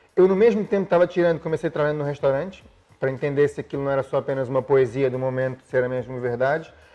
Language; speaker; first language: Portuguese; native; Portuguese